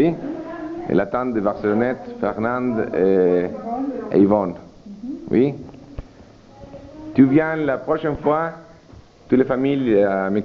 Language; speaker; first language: French; early bilingual, heritage; Spanish